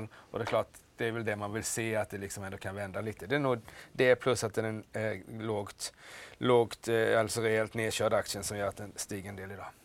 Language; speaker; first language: Swedish; native; Swedish